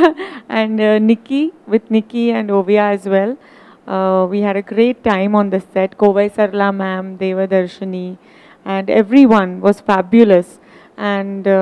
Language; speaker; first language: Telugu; non-native, learner; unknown